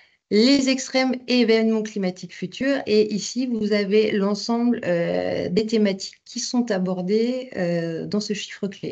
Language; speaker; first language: French; native; French